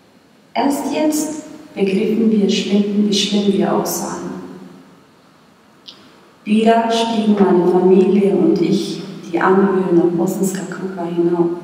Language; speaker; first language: German; non-native, fluent; Bosnian